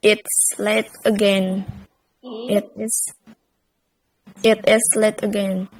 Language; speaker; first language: English; non-native, learner; Indonesian